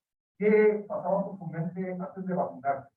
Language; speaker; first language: Spanish; native; Spanish